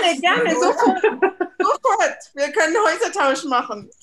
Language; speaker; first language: German; native; German